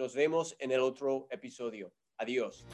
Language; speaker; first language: Spanish; non-native, fluent; English